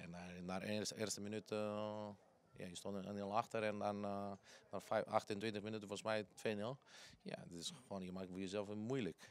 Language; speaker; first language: Dutch; non-native, fluent; Greek